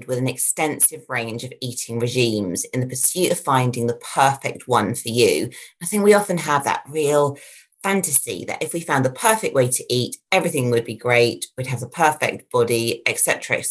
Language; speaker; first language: English; native; English